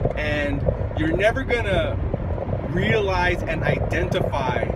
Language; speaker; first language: English; native; English